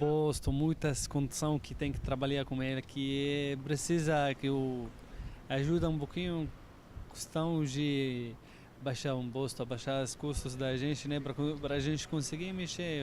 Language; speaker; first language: Portuguese; non-native, learner; Arabic